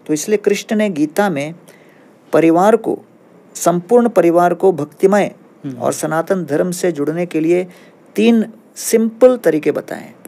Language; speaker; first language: Hindi; non-native, local second language; Tamil